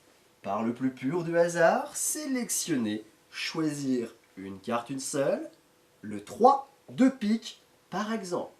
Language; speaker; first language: French; native; French